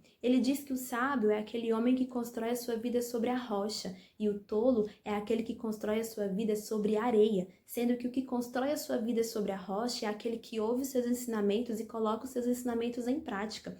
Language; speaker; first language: Portuguese; native; Portuguese